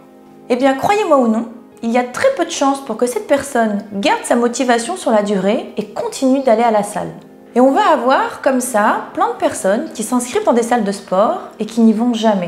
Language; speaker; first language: French; native; French